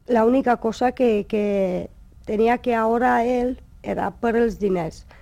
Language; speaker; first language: Catalan; non-native, local second language; Spanish